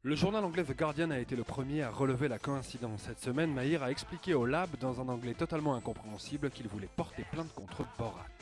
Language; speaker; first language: French; native; French